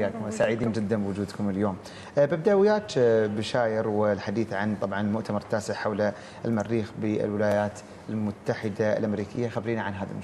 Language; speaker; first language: Arabic; native; Arabic